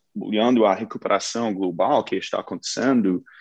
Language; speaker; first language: Portuguese; non-native, fluent; English